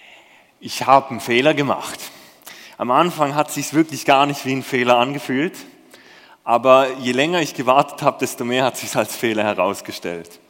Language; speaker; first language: German; native; German